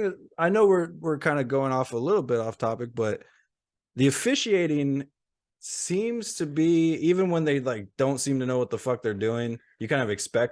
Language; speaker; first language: English; native; English